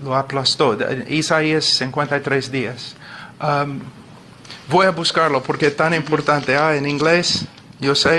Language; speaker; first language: Spanish; non-native, fluent; English